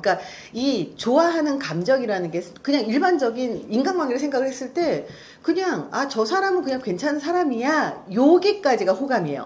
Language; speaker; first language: Korean; native; Korean